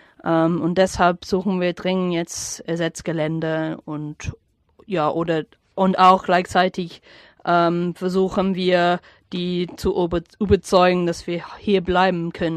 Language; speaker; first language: German; non-native, fluent; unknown